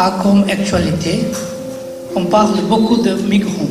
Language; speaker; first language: French; non-native, learner; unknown